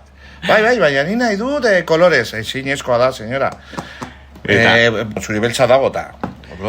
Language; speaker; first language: Basque; non-native, local second language; Spanish